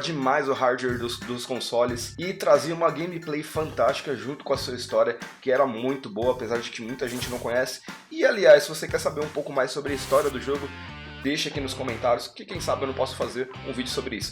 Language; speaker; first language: Portuguese; native; Portuguese